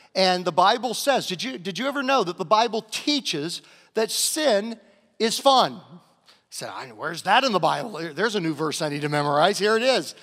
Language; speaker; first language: English; native; English